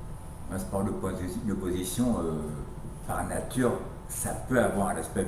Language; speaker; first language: French; native; French